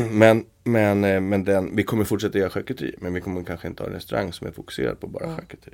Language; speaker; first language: Swedish; native; Swedish